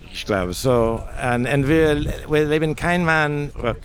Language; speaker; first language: German; non-native, learner; English